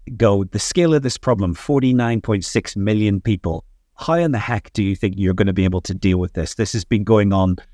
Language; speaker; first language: English; native; English